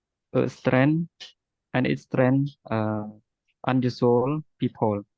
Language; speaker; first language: English; non-native, learner; Khmer